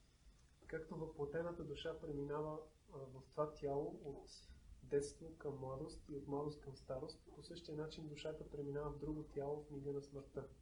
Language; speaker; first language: Bulgarian; native; Bulgarian